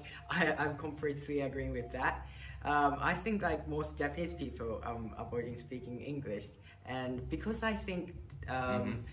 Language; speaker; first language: English; non-native, fluent; Japanese